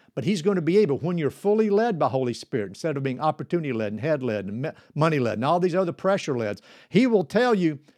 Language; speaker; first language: English; native; English